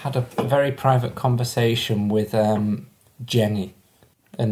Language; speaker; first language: English; native; English